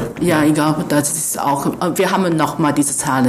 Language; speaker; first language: German; non-native, fluent; Chinese